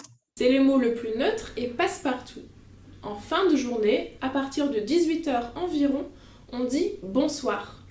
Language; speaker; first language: French; native; French